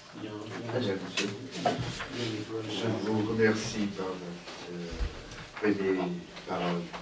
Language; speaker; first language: French; non-native, fluent; Portuguese